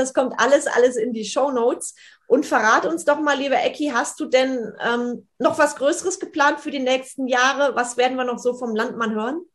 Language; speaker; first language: German; native; German